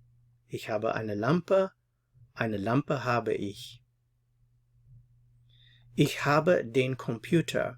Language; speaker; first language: German; non-native, fluent; English